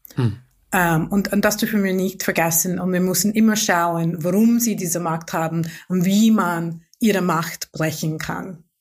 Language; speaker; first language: German; non-native, fluent; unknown